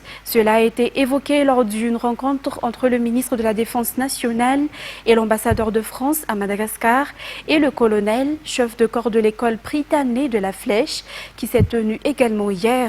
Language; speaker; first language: French; non-native, local second language; Malagasy